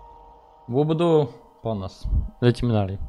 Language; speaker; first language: Polish; native; Polish